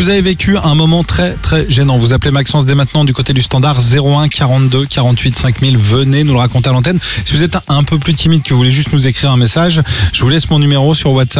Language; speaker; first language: French; native; French